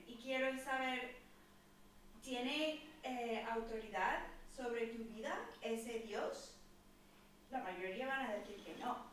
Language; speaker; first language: Spanish; non-native, fluent; English